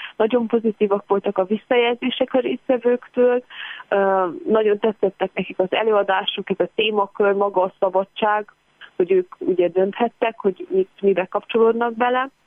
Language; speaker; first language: Hungarian; native; Hungarian